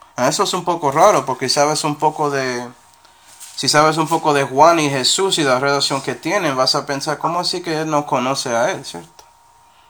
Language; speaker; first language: Spanish; non-native, fluent; English